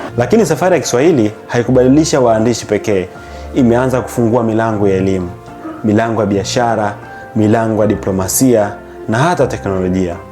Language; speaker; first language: Swahili; native; Swahili